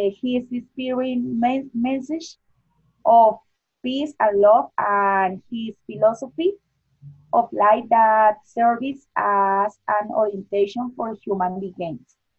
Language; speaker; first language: English; non-native, learner; Spanish